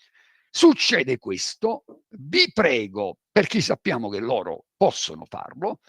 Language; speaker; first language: Italian; native; Italian